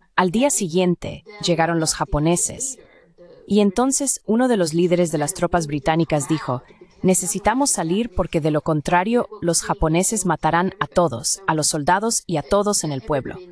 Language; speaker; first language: Spanish; non-native, fluent; Chinese